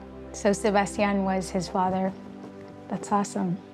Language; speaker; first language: English; early bilingual, other home language; Spanish